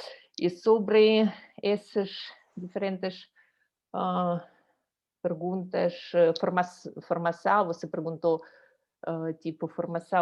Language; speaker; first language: Portuguese; non-native, fluent; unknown